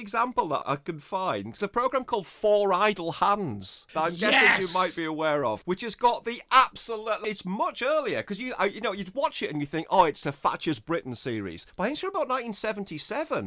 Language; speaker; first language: English; native; English